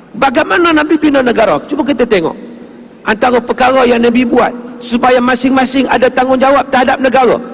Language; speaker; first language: Malay; native; Malay